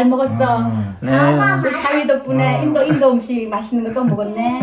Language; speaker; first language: Korean; native; Korean